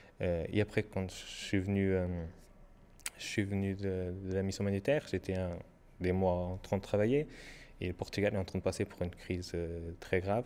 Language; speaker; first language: French; non-native, learner; Portuguese